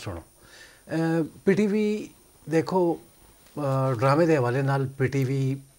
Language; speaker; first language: Punjabi; non-native, local second language; Pashto